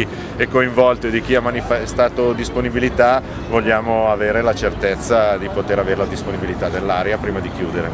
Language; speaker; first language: Italian; native; Italian